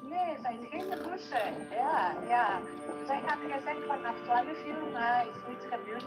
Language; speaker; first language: Dutch; non-native, learner; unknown